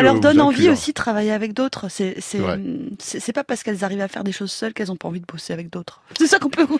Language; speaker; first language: French; native; French